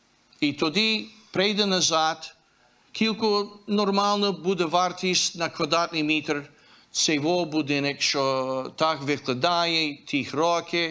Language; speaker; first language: Ukrainian; early bilingual, heritage; Ukrainian